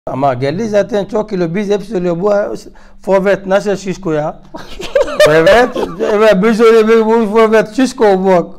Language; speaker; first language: Turkish; non-native, learner; French